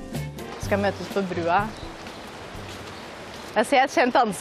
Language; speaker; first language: Norwegian; native; Norwegian